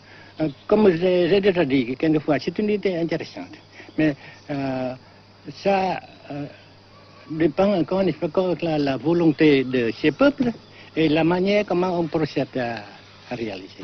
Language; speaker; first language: French; non-native, local second language; Vietnamese